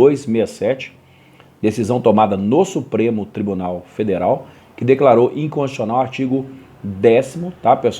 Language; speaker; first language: Portuguese; native; Portuguese